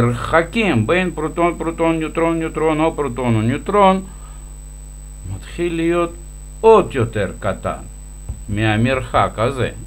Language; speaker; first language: Hebrew; non-native, fluent; Russian